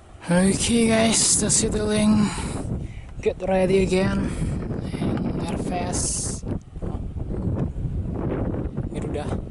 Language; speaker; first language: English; non-native, learner; Indonesian